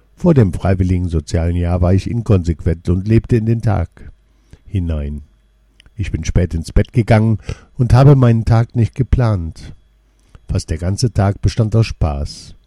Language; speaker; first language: German; non-native, fluent; Portuguese